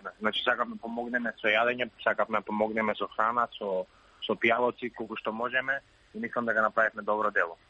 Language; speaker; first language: Macedonian; native; Macedonian